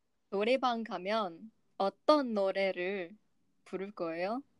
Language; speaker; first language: Korean; non-native, learner; English